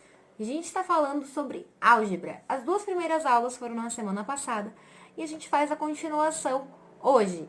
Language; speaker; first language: Portuguese; native; Portuguese